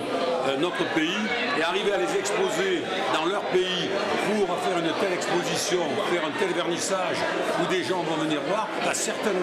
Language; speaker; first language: French; native; French